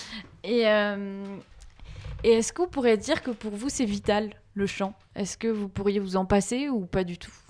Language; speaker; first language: French; native; French